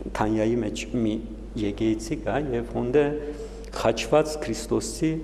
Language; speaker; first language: Armenian; early bilingual, heritage; Armenian